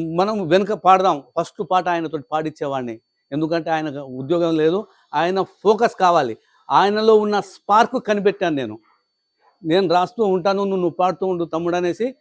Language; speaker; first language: Telugu; non-native, local second language; Lambadi